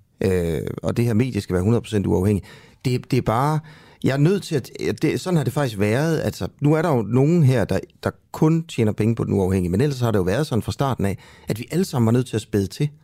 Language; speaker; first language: Danish; native; Danish